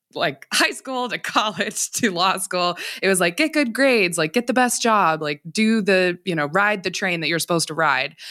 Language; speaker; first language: English; native; English